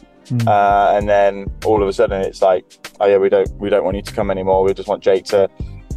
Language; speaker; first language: English; native; English